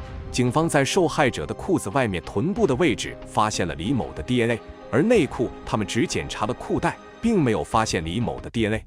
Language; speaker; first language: Chinese; native; Chinese